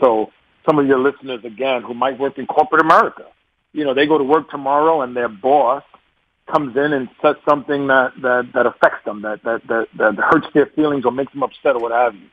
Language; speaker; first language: English; native; English